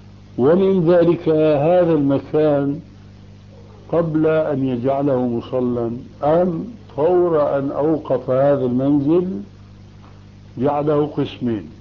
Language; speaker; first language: Arabic; early bilingual, other home language; Albanian